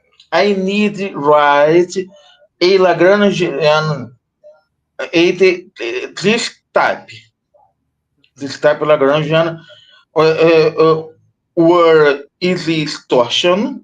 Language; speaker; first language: English; non-native, learner; Portuguese